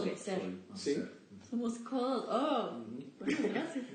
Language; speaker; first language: Spanish; non-native, learner; English